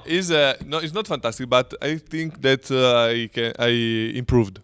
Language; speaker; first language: English; non-native, learner; Italian